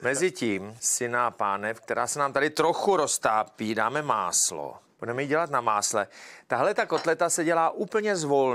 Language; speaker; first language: Czech; native; Czech